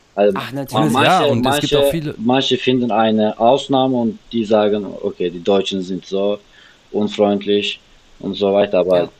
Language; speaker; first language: German; non-native, fluent; Turkish